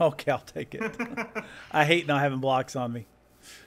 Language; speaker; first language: English; native; English